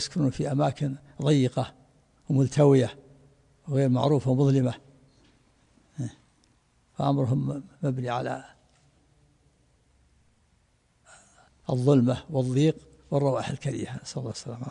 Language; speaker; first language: Arabic; native; Arabic